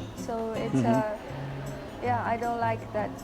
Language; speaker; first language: English; non-native, fluent; Chinese